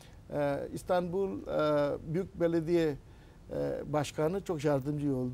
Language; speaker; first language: Turkish; non-native, learner; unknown